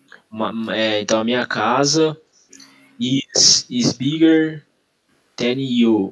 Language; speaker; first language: English; non-native, learner; Portuguese